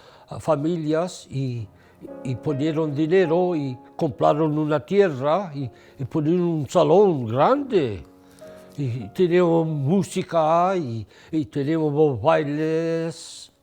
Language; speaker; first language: Spanish; early bilingual, heritage; English